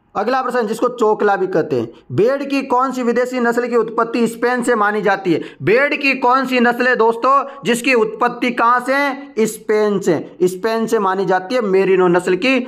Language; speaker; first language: Hindi; native; Hindi